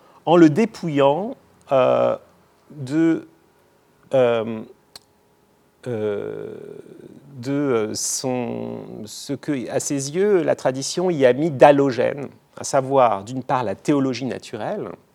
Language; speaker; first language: French; native; French